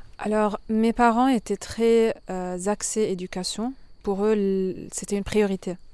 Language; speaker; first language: French; non-native, fluent; Arabic